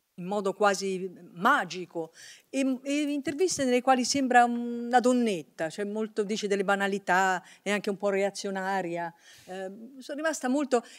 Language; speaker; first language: Italian; native; Italian